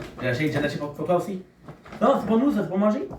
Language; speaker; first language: French; native; French